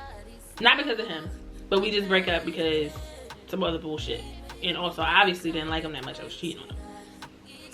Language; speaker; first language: English; native; English